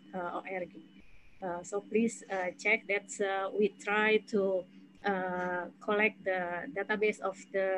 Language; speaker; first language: English; non-native, fluent; Indonesian